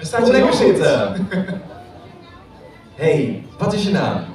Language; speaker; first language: Dutch; native; Dutch